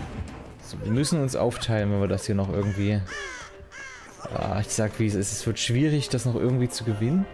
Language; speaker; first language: German; native; German